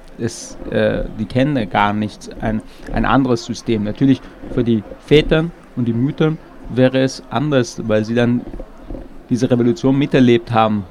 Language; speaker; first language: German; non-native, fluent; Persian